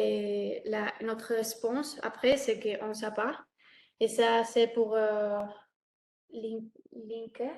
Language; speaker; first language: French; non-native, learner; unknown